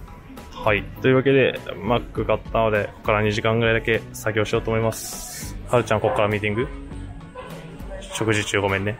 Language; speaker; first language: Japanese; native; Japanese